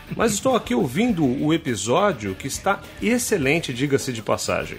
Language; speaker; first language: Portuguese; native; Portuguese